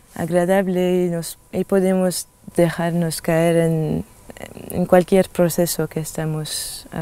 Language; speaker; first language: Spanish; non-native, fluent; French